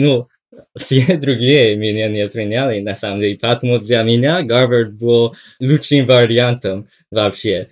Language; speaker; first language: Russian; non-native, fluent; English